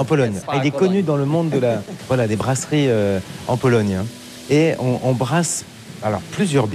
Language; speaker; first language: French; native; French